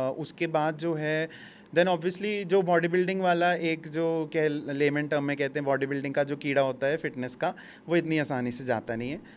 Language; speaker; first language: Hindi; native; Hindi